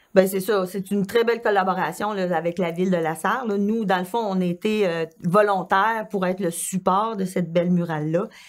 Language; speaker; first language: French; native; French